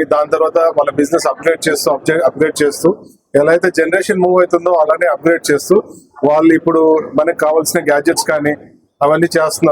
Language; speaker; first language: Telugu; native; Telugu